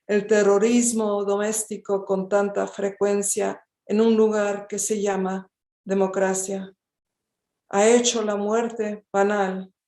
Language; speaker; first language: Spanish; early bilingual, heritage; Spanish